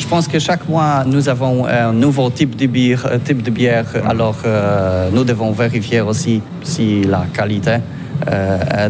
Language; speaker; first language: French; non-native, learner; Polish